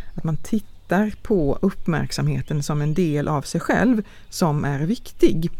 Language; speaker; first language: Swedish; native; Swedish